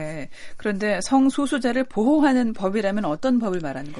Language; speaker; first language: Korean; native; Korean